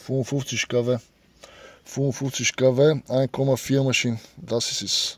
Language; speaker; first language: German; non-native, learner; Bulgarian